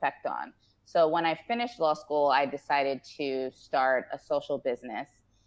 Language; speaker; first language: English; native; English